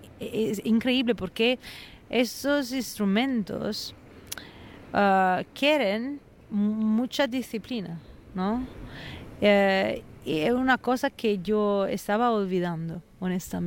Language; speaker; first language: Spanish; non-native, fluent; Italian